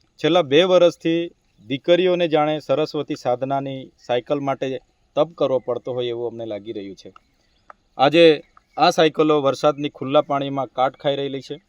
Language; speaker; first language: Gujarati; non-native, local second language; Bhili